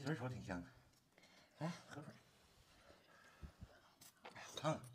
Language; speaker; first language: Chinese; native; Chinese